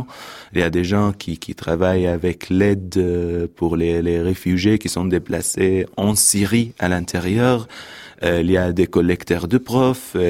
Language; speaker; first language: French; non-native, fluent; Arabic